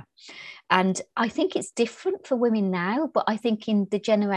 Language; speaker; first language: English; native; English